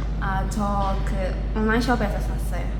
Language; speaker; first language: Korean; non-native, learner; Burmese